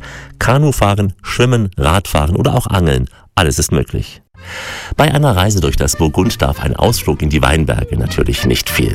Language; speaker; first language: German; native; German